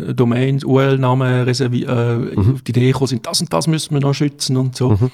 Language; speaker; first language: German; native; German